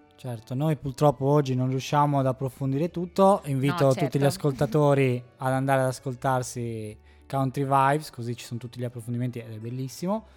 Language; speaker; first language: Italian; native; Italian